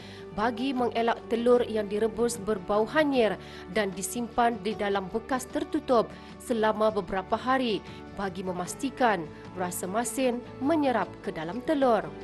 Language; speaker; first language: Malay; native; Malay